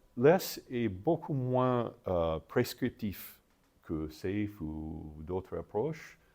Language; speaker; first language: French; non-native, fluent; English